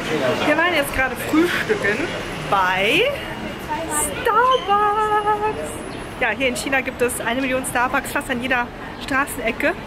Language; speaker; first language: German; native; German